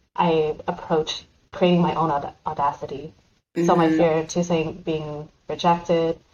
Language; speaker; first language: English; native; English